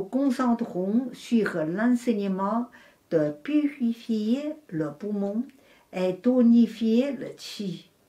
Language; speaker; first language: French; non-native, fluent; Chinese